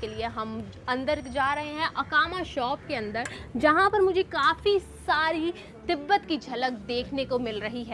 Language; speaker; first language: Hindi; native; Hindi